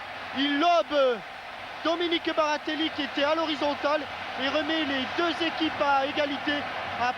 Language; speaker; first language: French; native; French